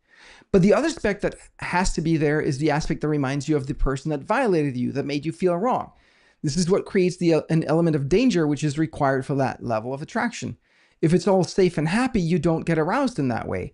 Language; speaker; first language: English; non-native, fluent; Danish